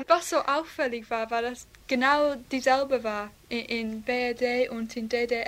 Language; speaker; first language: German; non-native, learner; English